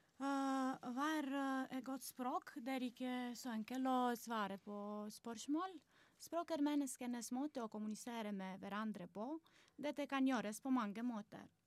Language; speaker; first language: Norwegian; non-native, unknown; Romanian